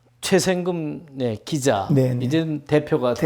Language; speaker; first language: Korean; native; Korean